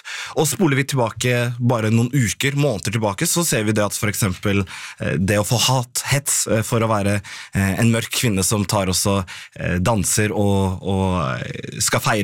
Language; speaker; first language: Norwegian; native; Norwegian